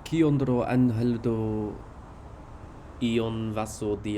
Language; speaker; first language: Spanish; non-native, learner; English